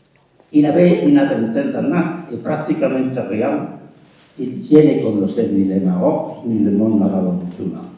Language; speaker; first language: French; non-native, fluent; Spanish